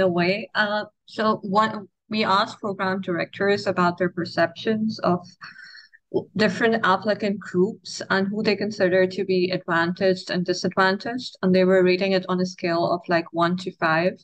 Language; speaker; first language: English; non-native, local second language; Urdu